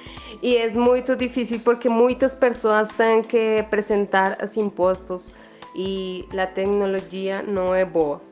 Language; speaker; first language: Portuguese; non-native, learner; Spanish